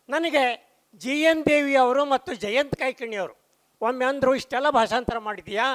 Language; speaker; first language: Kannada; non-native, local second language; Konkani